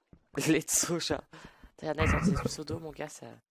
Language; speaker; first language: French; native; French